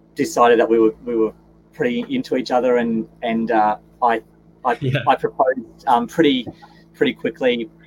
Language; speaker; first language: English; native; English